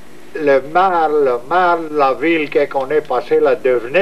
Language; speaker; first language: French; native; French